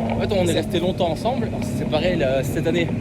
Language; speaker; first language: French; native; French